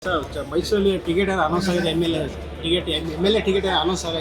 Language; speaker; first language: Kannada; native; Kannada